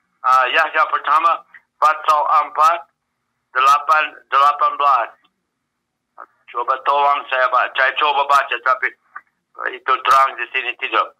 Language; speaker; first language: Indonesian; non-native, fluent; English